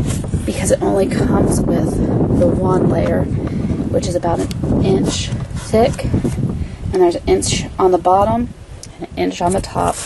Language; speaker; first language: English; native; English